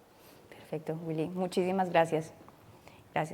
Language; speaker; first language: Spanish; native; Spanish